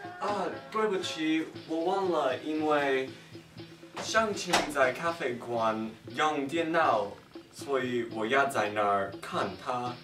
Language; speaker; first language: Chinese; non-native, learner; English